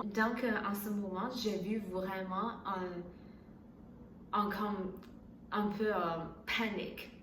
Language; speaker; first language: French; non-native, learner; Chinese